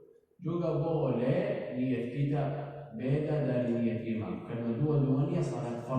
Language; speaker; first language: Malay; non-native, learner; Arabic